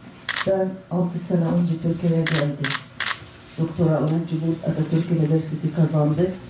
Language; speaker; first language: Turkish; non-native, learner; Arabic